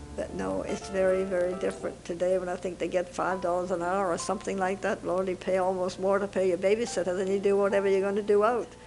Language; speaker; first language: English; native; English